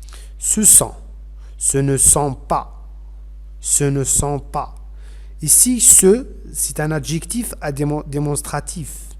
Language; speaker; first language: French; non-native, fluent; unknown